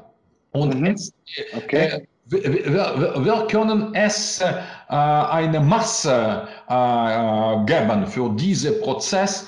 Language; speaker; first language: German; non-native, learner; Russian